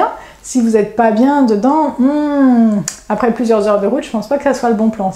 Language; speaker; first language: French; native; French